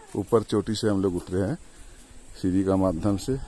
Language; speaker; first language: Hindi; non-native, local second language; Bangla